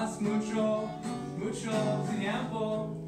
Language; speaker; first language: Spanish; non-native, learner; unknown